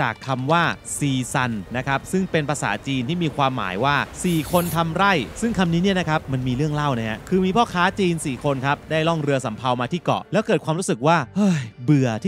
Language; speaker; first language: Thai; native; Thai